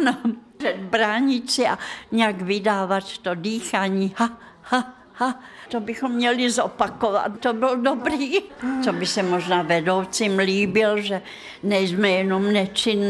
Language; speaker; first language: Czech; non-native, fluent; Russian